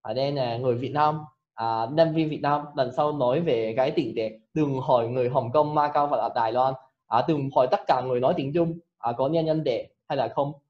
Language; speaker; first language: Vietnamese; non-native, fluent; Cantonese